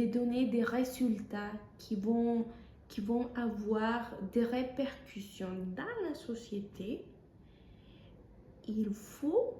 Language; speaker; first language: French; non-native, fluent; Spanish